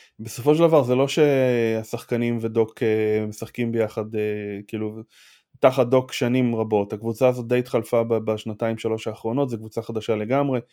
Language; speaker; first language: Hebrew; native; Hebrew